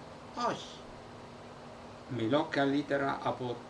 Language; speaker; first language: Greek; non-native, fluent; Italian